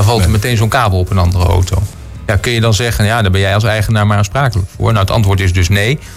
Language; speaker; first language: Dutch; native; Dutch